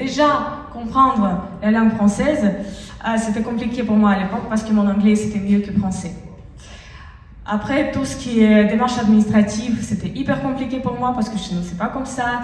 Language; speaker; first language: French; non-native, fluent; Russian